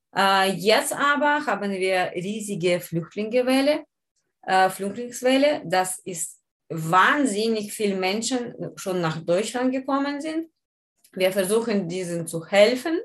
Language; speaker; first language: German; non-native, learner; Ukrainian